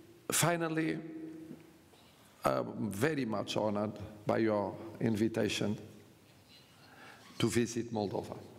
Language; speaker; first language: English; non-native, fluent; Portuguese